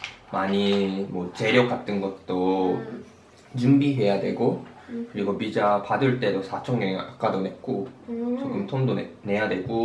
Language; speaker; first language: Korean; non-native, fluent; Japanese